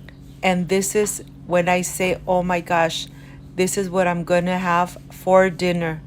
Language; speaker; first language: English; non-native, fluent; Spanish